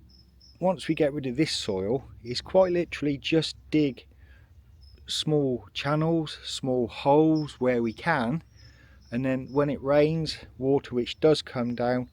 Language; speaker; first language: English; native; English